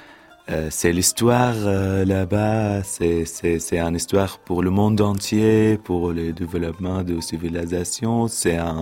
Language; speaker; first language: French; non-native, fluent; Arabic